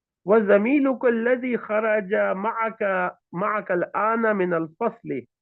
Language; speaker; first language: Arabic; non-native, fluent; Urdu